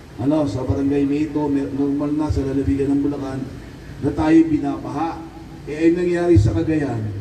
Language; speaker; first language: Filipino; native; Filipino